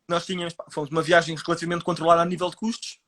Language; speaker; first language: Portuguese; native; Portuguese